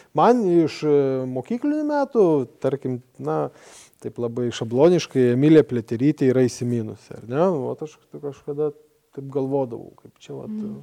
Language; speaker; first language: Lithuanian; non-native, fluent; Swedish